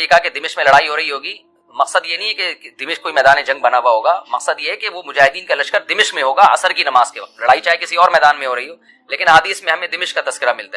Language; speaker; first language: Urdu; native; Urdu